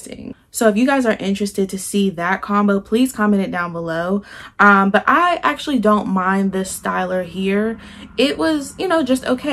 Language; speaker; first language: English; native; English